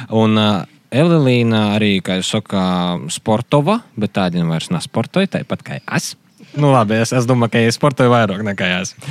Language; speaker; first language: Latvian; native; Latvian